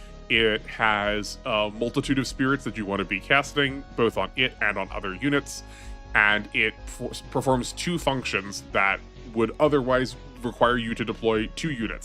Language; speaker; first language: English; native; English